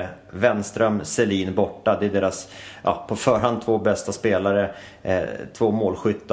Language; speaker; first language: Swedish; native; Swedish